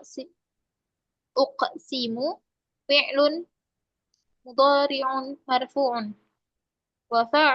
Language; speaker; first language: Arabic; non-native, learner; Indonesian